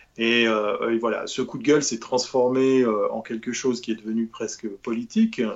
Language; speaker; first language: French; native; French